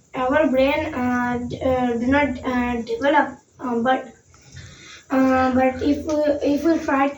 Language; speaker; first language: English; non-native, learner; Bangla